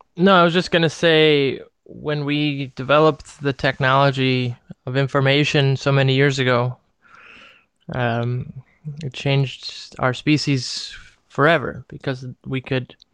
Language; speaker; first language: English; native; English